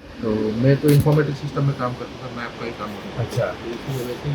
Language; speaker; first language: Hindi; non-native, local second language; Bangla